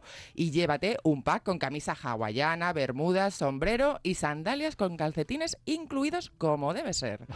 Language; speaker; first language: Spanish; native; Spanish